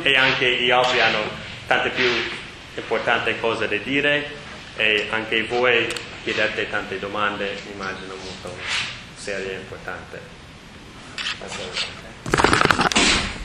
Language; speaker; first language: Italian; non-native, learner; English